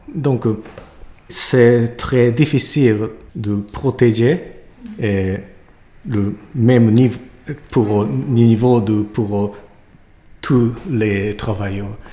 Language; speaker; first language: French; non-native, learner; Japanese